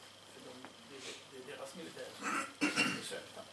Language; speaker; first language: Swedish; non-native, fluent; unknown